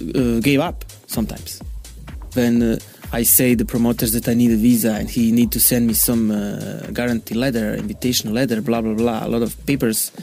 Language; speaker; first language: English; non-native, learner; Bosnian